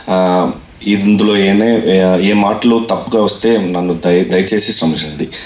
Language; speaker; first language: Telugu; non-native, local second language; Tamil